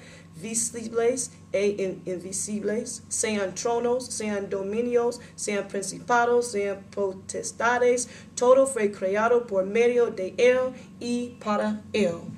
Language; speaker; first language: Spanish; non-native, learner; English